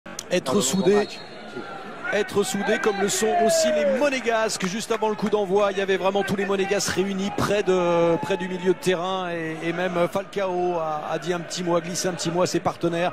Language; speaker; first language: French; native; French